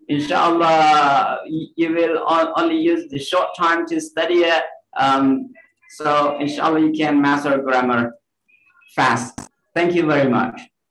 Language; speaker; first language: English; non-native, fluent; Indonesian